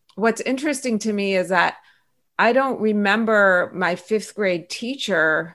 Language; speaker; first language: English; early bilingual, other home language; Persian